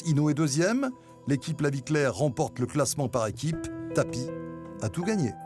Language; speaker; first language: French; native; French